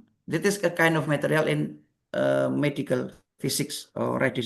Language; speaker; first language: English; non-native, learner; Indonesian